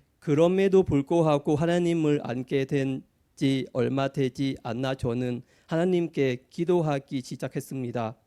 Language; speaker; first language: Korean; non-native, fluent; Thai